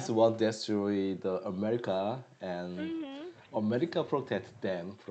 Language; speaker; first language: English; non-native, learner; Korean